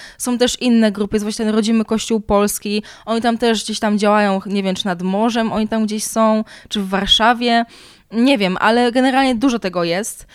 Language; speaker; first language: Polish; native; Polish